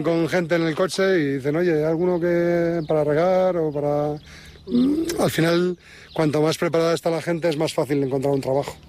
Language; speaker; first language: Spanish; native; Spanish